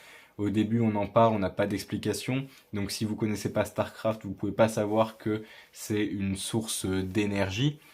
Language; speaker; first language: French; native; French